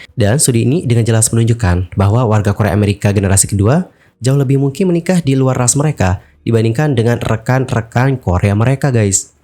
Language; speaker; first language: Indonesian; native; Indonesian